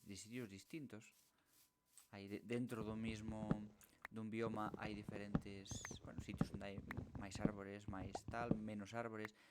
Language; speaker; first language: Galician; non-native, local second language; Spanish